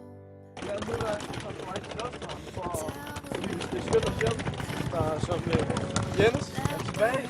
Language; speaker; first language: Danish; native; Danish